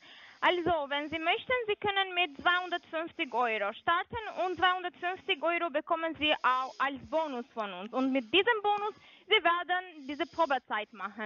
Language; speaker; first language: German; non-native, fluent; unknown